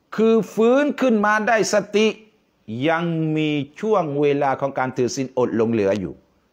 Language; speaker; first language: Thai; non-native, local second language; Pattani Malay